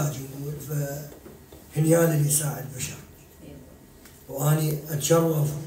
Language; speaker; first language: Arabic; native; Arabic